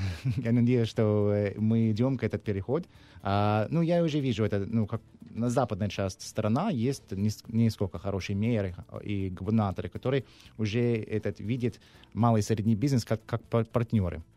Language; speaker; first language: Russian; non-native, learner; English